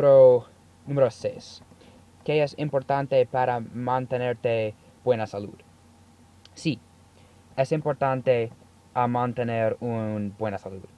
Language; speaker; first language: Spanish; non-native, learner; English